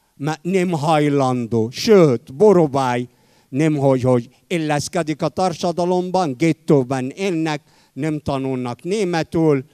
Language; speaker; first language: Hungarian; non-native, fluent; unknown